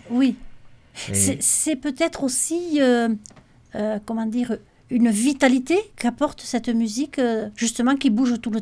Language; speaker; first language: French; native; French